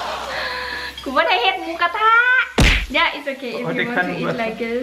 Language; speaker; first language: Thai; native; Thai